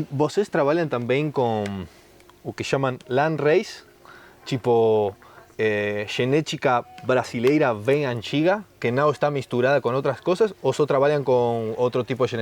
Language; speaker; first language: Portuguese; non-native, learner; Spanish